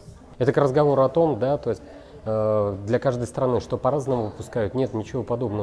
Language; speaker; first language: Russian; native; Russian